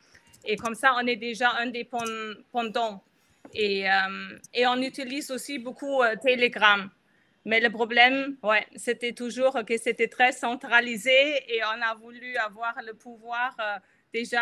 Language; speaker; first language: French; non-native, fluent; German